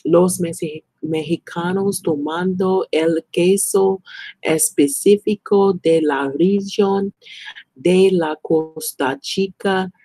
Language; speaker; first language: Spanish; non-native, learner; English